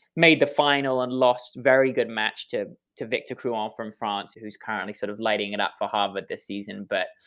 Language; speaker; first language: English; native; English